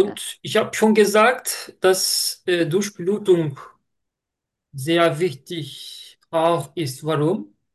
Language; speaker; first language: German; non-native, fluent; Turkish